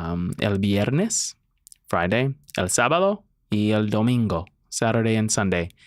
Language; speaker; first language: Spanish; non-native, learner; English